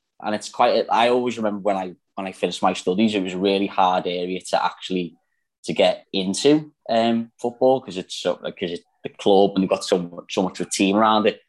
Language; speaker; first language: English; native; English